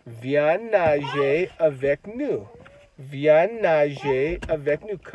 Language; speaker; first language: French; non-native, learner; English